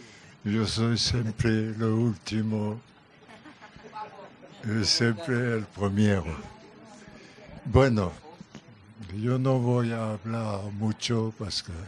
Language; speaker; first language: Spanish; non-native, learner; French